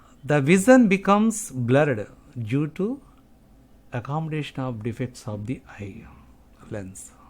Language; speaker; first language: English; non-native, local second language; Telugu